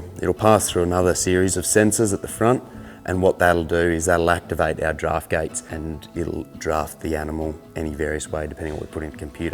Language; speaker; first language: English; native; English